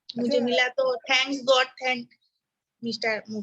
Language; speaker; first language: Hindi; non-native, local second language; Bangla